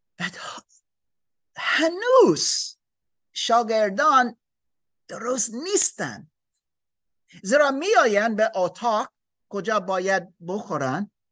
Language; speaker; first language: Persian; non-native, learner; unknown